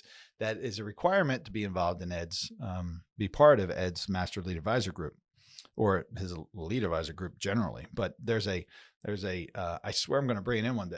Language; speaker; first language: English; native; English